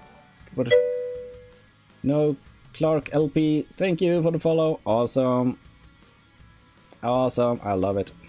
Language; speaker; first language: English; non-native, fluent; Norwegian